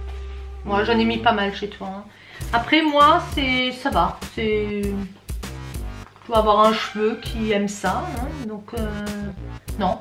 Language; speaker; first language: French; native; French